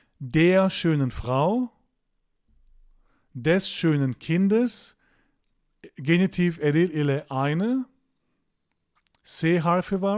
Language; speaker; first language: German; non-native, fluent; Turkish